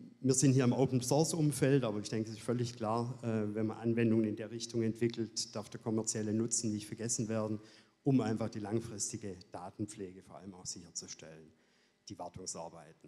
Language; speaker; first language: German; native; German